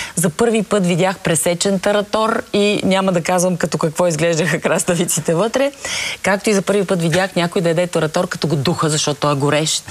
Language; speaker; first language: Bulgarian; native; Bulgarian